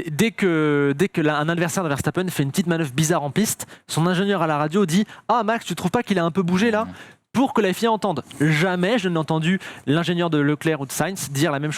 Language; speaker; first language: French; native; French